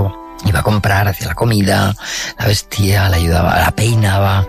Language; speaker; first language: Spanish; native; Spanish